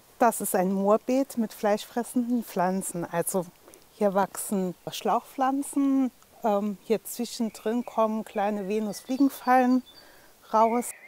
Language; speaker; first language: German; native; German